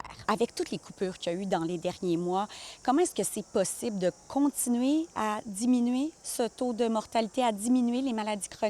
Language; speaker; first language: French; native; French